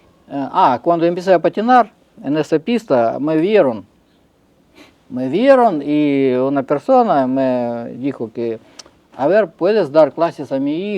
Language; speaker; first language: Spanish; non-native, fluent; Russian